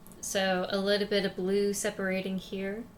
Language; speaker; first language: English; native; English